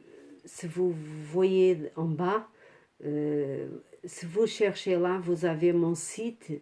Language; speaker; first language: French; non-native, fluent; Portuguese